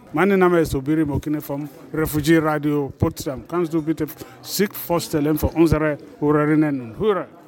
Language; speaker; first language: German; non-native, fluent; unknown